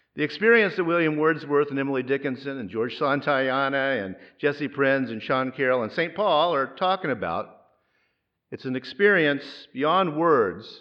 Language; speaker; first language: English; native; English